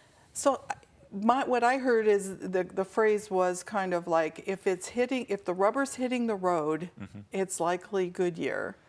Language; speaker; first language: English; native; English